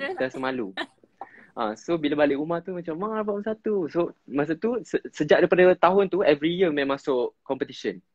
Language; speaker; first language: Malay; non-native, local second language; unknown